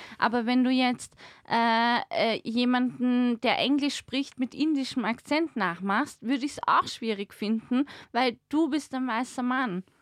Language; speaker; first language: German; native; German